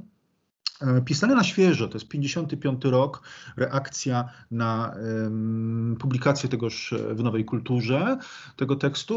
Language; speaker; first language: Polish; native; Polish